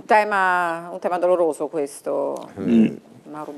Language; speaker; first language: Italian; native; Italian